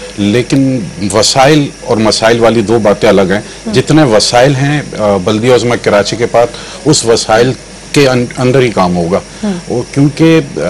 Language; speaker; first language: Urdu; native; Urdu